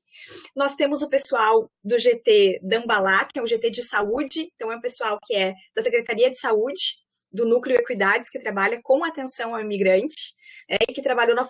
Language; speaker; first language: Portuguese; native; Portuguese